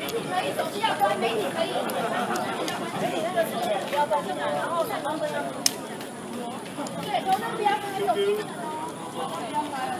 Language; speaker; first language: Chinese; native; Chinese